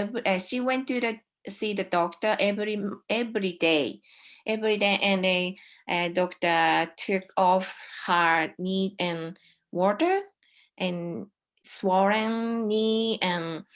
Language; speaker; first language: English; non-native, learner; Japanese